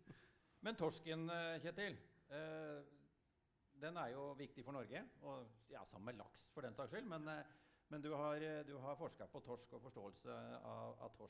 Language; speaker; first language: Norwegian; native; Norwegian